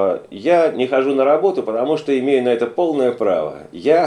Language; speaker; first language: Russian; native; Russian